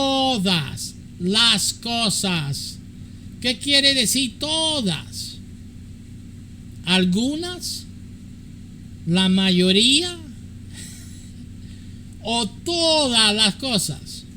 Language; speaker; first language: Spanish; early bilingual, heritage; English